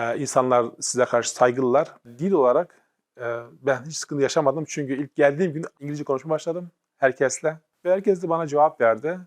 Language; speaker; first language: Turkish; native; Turkish